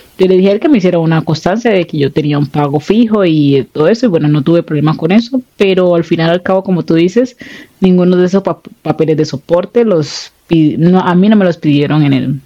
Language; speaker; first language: Spanish; native; Spanish